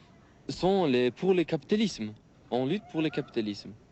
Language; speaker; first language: French; non-native, learner; Uzbek